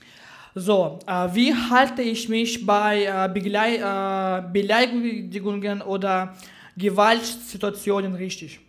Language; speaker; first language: German; non-native, learner; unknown